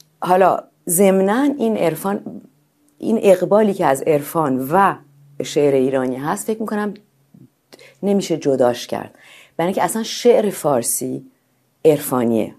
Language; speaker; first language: Persian; native; Persian